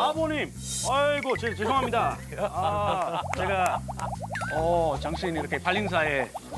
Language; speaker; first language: Korean; non-native, fluent; English